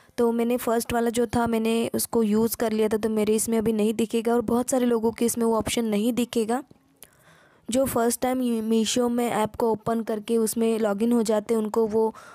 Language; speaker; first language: Hindi; non-native, local second language; Marathi